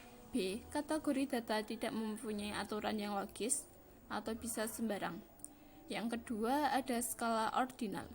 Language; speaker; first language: Indonesian; native; Indonesian